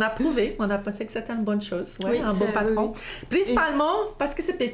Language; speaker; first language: French; non-native, fluent; Portuguese